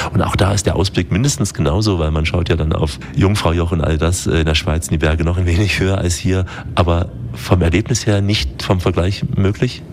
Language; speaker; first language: German; native; German